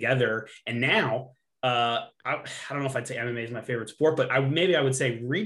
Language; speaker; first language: English; native; English